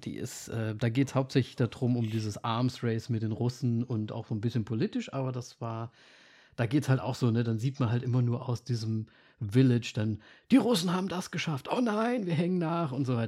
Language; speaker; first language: German; native; German